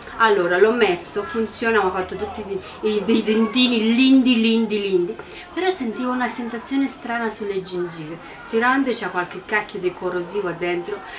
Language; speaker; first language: Italian; non-native, fluent; Romanian